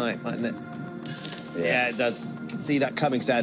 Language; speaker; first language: English; native; English